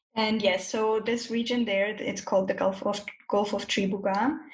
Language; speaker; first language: English; non-native, fluent; German